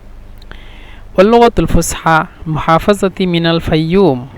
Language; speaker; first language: Egyptian Arabic; non-native, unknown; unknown